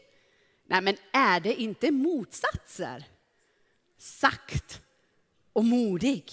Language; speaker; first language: Swedish; non-native, fluent; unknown